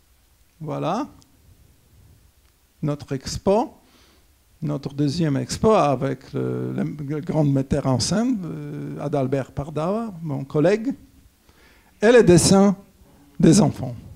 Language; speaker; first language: French; non-native, fluent; Polish